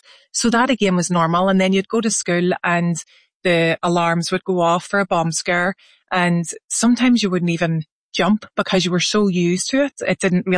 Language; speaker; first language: English; native; English